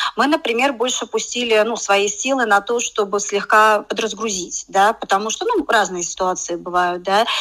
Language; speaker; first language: Russian; native; Russian